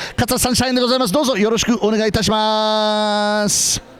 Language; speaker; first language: Japanese; non-native, fluent; English